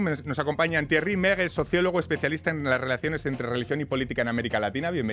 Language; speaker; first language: Spanish; native; Spanish